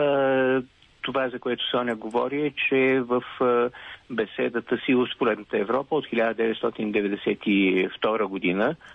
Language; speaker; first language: Bulgarian; native; Bulgarian